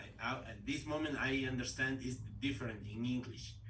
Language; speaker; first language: English; non-native, learner; Spanish